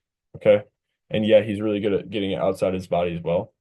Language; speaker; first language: English; native; English